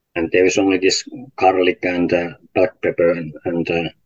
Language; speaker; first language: English; non-native, learner; Finnish